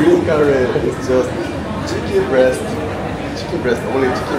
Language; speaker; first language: English; non-native, learner; Korean